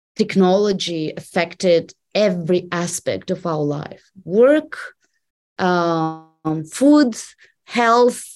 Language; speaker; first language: English; non-native, fluent; Russian